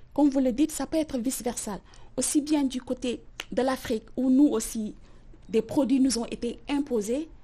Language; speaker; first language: French; non-native, local second language; Wolof